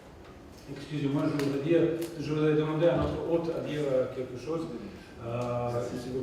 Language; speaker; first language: French; non-native, fluent; Serbian